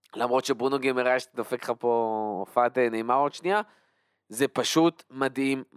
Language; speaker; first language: Hebrew; native; Hebrew